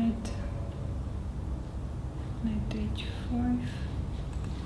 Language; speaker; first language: English; non-native, fluent; Armenian